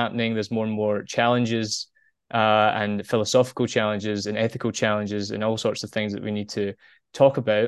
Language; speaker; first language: English; native; English